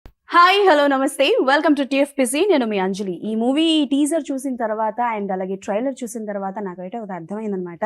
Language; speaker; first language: Telugu; native; Telugu